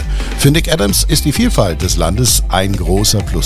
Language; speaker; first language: German; native; German